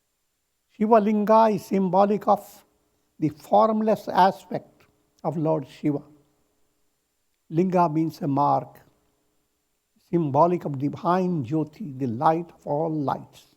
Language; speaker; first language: English; non-native, local second language; Hindi